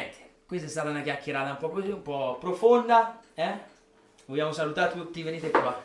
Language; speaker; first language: Italian; native; Italian